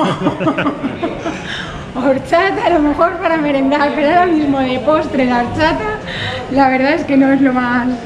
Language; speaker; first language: Spanish; native; Spanish